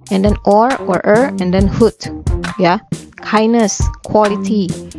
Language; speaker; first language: English; non-native, fluent; Indonesian